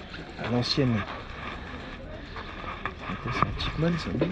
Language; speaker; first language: French; native; French